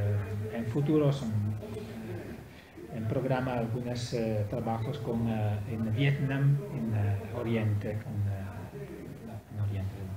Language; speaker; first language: Spanish; non-native, learner; Italian